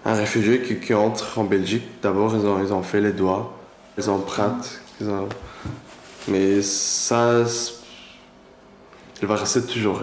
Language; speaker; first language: French; non-native, learner; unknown